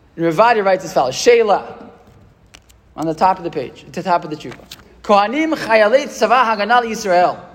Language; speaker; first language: English; native; English